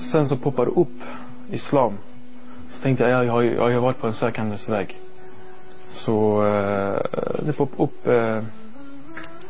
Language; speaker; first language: Swedish; non-native, learner; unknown